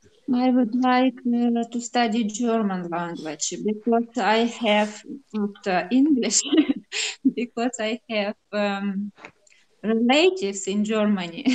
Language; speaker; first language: English; non-native, learner; Russian